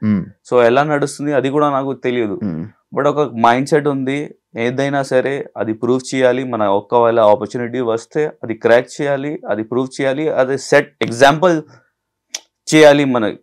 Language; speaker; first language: Telugu; non-native, fluent; Urdu